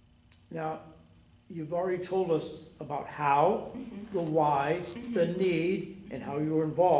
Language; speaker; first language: English; native; English